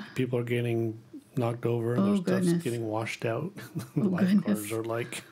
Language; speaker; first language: English; native; English